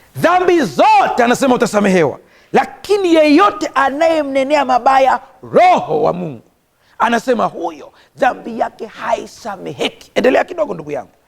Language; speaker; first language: Swahili; native; Swahili